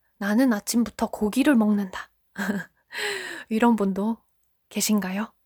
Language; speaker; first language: Korean; non-native, fluent; Japanese